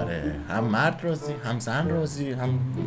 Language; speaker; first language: Persian; native; Persian